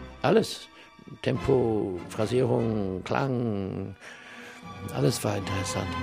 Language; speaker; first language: German; non-native, learner; English